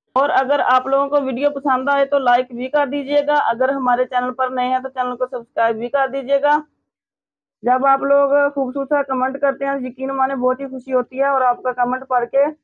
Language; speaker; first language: Urdu; native; Urdu